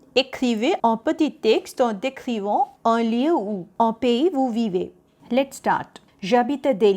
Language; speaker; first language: French; non-native, fluent; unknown